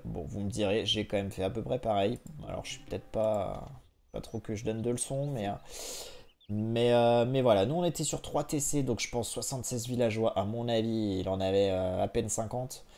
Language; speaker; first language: French; native; French